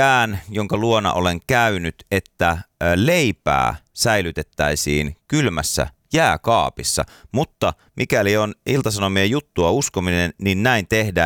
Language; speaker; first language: Finnish; native; Finnish